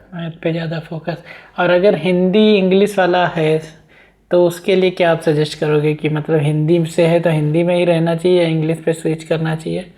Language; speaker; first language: Hindi; native; Hindi